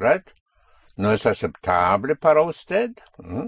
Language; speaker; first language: Spanish; non-native, fluent; English